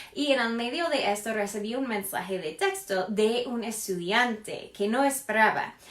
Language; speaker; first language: Spanish; non-native, fluent; English